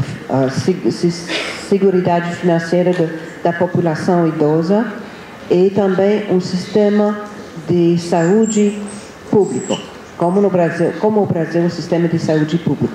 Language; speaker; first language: Portuguese; non-native, fluent; English